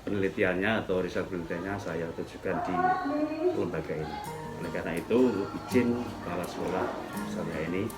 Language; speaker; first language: Indonesian; native; Indonesian